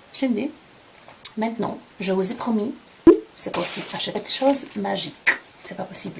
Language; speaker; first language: French; non-native, fluent; Polish